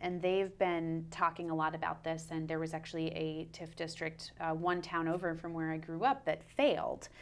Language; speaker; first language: English; native; English